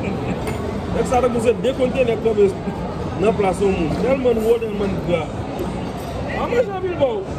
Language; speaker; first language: French; non-native, learner; Haitian Creole